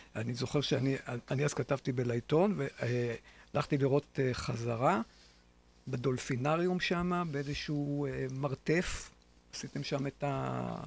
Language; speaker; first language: Hebrew; native; Hebrew